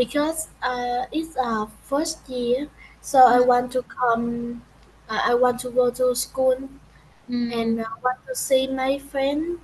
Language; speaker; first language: English; non-native, learner; Vietnamese